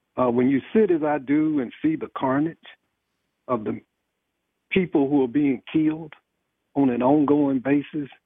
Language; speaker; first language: English; native; English